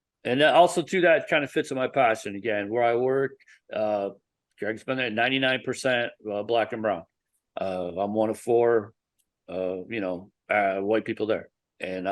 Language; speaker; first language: English; native; English